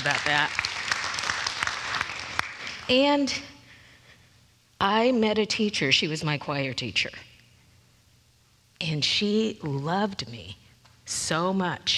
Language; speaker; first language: English; native; English